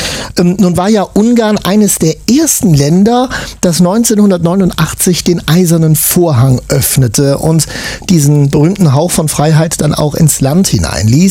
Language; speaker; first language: German; native; German